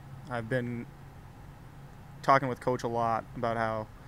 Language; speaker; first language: English; native; English